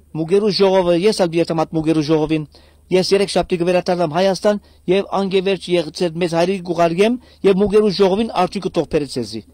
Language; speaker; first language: Armenian; early bilingual, heritage; Armenian